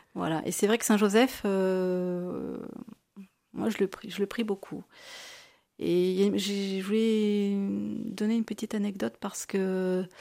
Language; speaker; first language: French; native; French